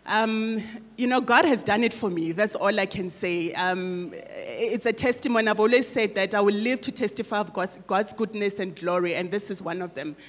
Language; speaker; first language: English; non-native, local second language; Northern Sotho